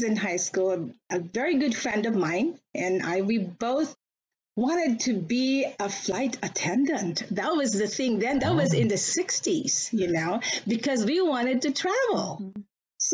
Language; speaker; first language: English; non-native, local second language; Filipino